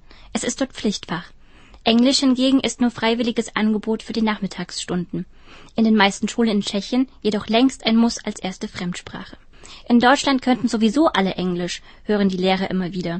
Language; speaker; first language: German; native; German